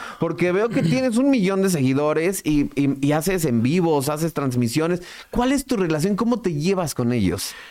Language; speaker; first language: Spanish; native; Spanish